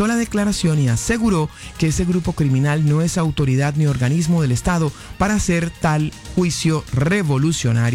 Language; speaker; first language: Spanish; native; Spanish